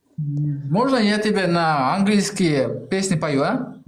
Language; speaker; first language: Russian; non-native, learner; Kyrgyz